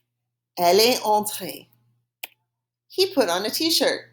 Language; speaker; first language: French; non-native, fluent; English